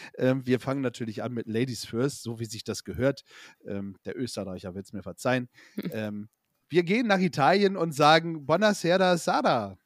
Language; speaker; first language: German; native; German